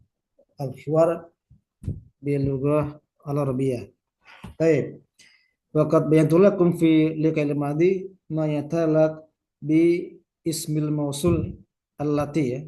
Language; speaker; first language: Arabic; non-native, fluent; Indonesian